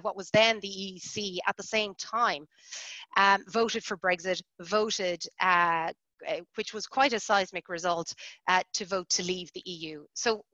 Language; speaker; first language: English; native; English